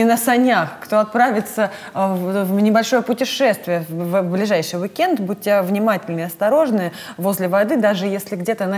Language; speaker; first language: Russian; native; Russian